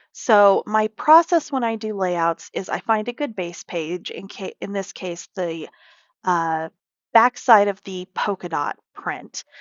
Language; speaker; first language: English; native; English